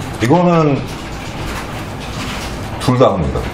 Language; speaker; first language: Korean; early bilingual, heritage; Korean